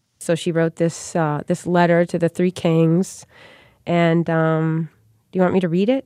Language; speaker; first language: English; native; English